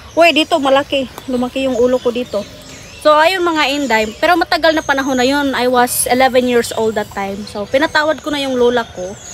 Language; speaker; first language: Filipino; non-native, local second language; Cebuano